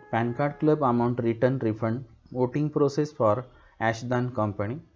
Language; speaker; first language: Hindi; non-native, local second language; Marathi